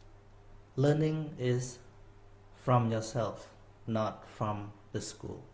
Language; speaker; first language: English; non-native, fluent; Khmer